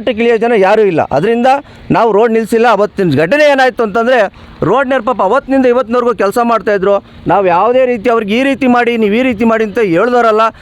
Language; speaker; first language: Kannada; native; Kannada